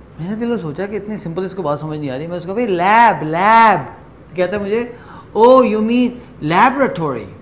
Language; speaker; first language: Urdu; native; Urdu